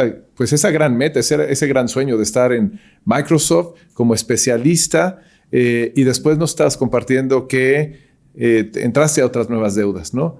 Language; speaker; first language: Spanish; native; Spanish